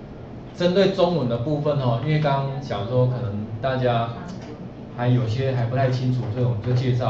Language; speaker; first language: Chinese; native; Chinese